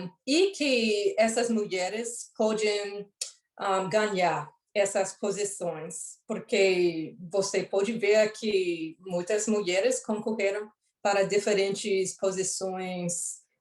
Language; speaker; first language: Portuguese; non-native, learner; English